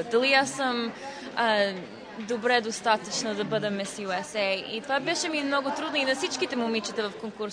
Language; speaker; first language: Bulgarian; early bilingual, heritage; Bulgarian